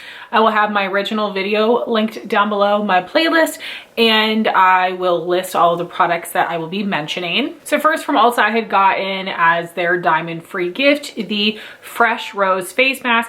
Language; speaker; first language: English; native; English